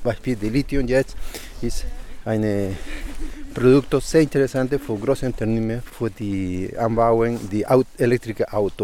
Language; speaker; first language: German; non-native, learner; Spanish